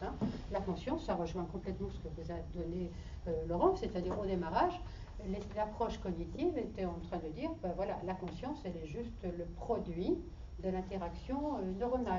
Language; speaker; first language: French; native; French